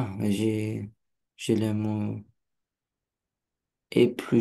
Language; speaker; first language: French; non-native, learner; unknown